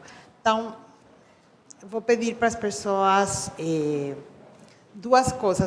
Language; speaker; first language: Portuguese; non-native, fluent; Spanish